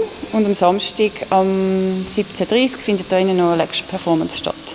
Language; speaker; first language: German; native; German